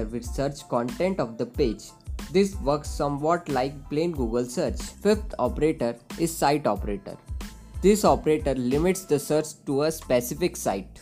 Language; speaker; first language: English; non-native, local second language; Hindi